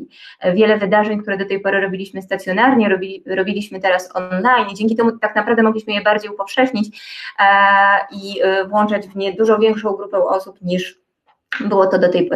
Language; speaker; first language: Polish; native; Polish